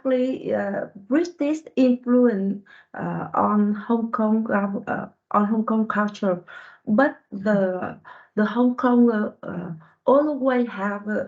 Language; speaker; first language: English; non-native, learner; Vietnamese